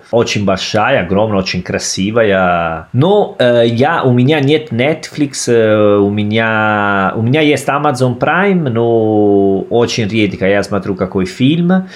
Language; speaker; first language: Russian; non-native, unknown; Italian